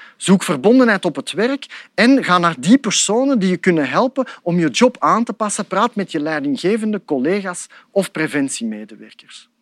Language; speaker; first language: Dutch; native; Dutch